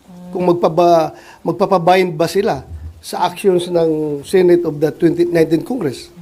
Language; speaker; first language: Filipino; native; Filipino